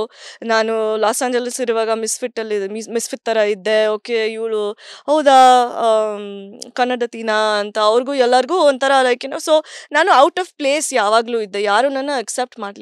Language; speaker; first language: Kannada; early bilingual, heritage; English